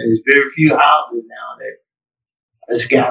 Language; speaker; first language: English; native; English